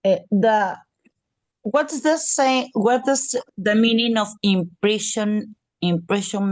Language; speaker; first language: English; non-native, learner; Spanish